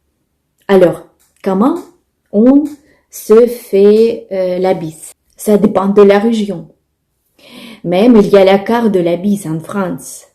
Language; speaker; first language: French; non-native, fluent; Russian